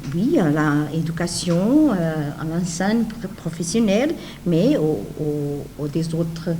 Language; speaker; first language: French; non-native, learner; Portuguese